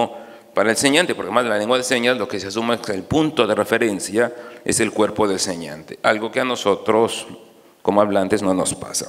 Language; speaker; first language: Spanish; native; Spanish